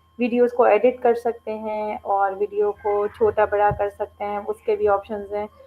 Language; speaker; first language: Urdu; native; Urdu